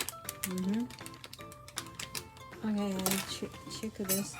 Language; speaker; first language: English; non-native, learner; Chinese